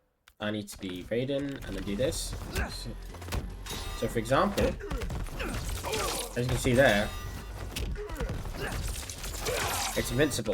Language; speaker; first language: English; native; English